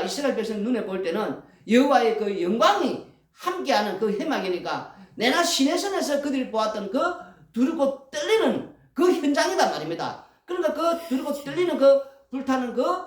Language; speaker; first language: Korean; native; Korean